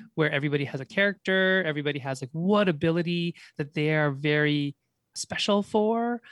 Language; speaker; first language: English; native; English